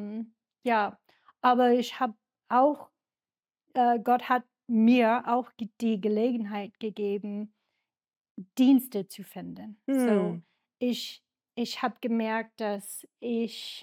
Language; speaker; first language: German; non-native, fluent; English